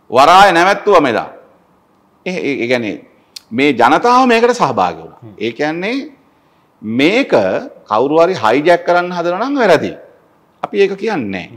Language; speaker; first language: Sinhala; native; Sinhala